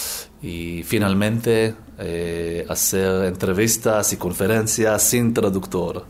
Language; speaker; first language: Spanish; non-native, learner; Hebrew